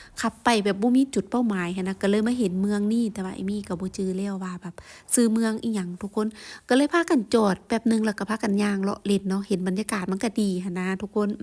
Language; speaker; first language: Thai; non-native, local second language; Lao